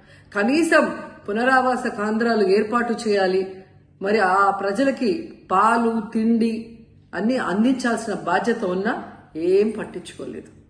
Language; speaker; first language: Telugu; native; Telugu